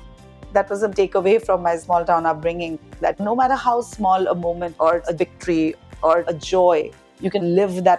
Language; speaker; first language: English; non-native, local second language; Hindi